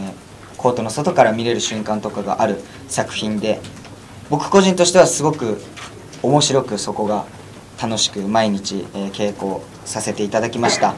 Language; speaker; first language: Japanese; native; Japanese